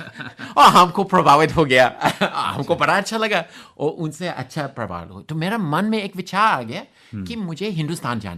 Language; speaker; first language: Hindi; non-native, fluent; English